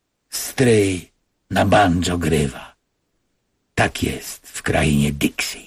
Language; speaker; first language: Polish; native; Polish